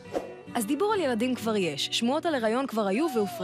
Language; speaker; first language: Hebrew; native; Hebrew